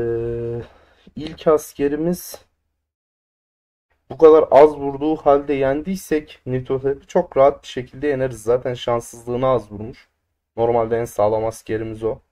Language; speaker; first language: Turkish; native; Turkish